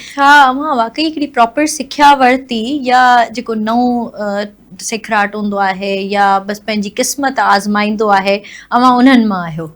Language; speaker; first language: Sindhi; native; Sindhi